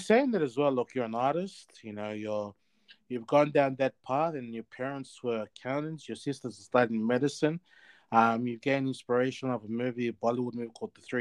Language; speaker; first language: English; native; English